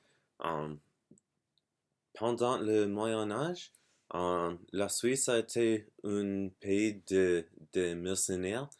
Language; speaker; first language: French; non-native, learner; English